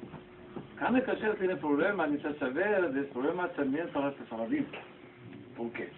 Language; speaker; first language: Spanish; non-native, learner; Hebrew